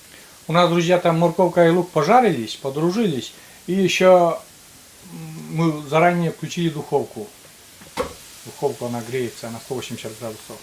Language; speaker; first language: Russian; native; Russian